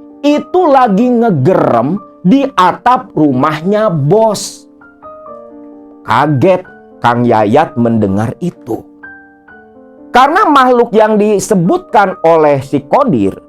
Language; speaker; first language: Indonesian; non-native, local second language; Sundanese